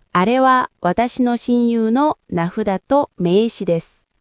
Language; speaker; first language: Japanese; non-native, fluent; Korean